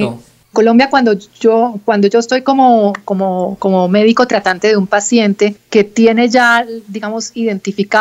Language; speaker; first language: Spanish; native; Spanish